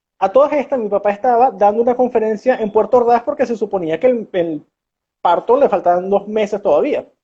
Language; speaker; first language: Spanish; native; Spanish